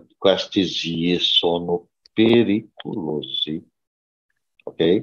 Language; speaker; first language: Italian; non-native, learner; Portuguese